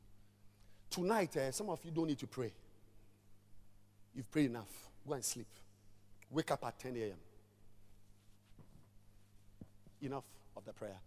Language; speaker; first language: English; non-native, local second language; Ewe